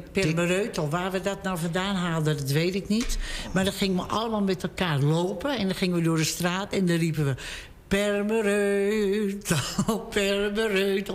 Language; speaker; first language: Dutch; native; Dutch